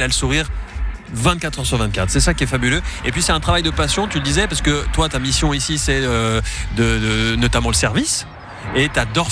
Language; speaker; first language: French; native; French